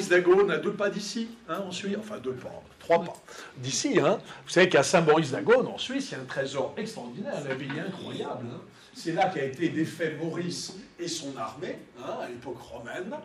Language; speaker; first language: French; native; French